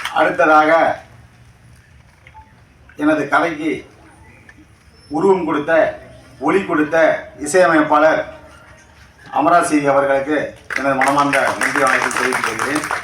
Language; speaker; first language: Tamil; native; Tamil